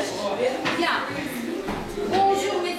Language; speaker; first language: French; non-native, fluent; Russian